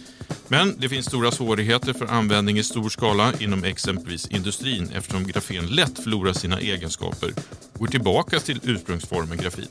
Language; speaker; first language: Swedish; native; Swedish